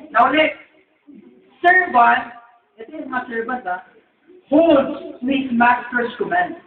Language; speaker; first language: English; non-native, local second language; Filipino